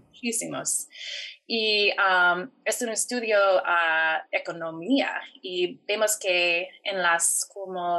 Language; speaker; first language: Spanish; non-native, fluent; English